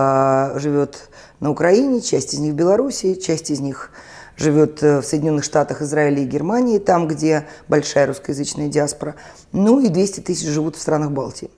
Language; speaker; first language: Russian; native; Russian